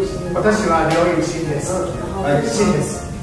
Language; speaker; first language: Japanese; non-native, learner; Chinese